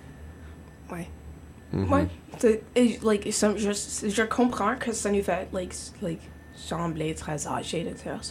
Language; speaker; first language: French; non-native, local second language; English